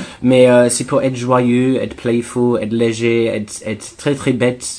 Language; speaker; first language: French; non-native, fluent; English